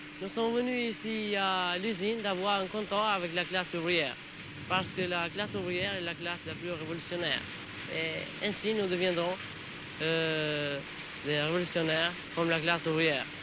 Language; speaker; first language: French; non-native, learner; Albanian